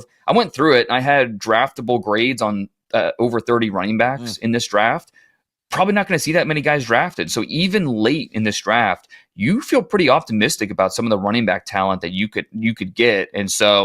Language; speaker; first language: English; native; English